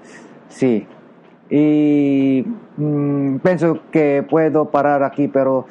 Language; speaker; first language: Spanish; non-native, learner; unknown